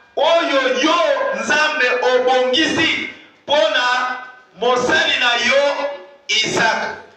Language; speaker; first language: Lingala; native; Lingala